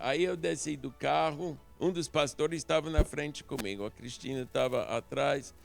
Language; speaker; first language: Portuguese; non-native, local second language; English